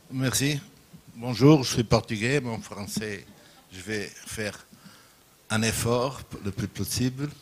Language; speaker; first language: French; non-native, learner; Portuguese